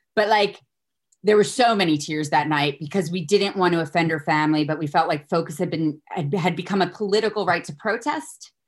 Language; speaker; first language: English; native; English